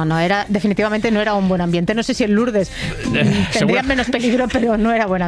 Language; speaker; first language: Spanish; native; Spanish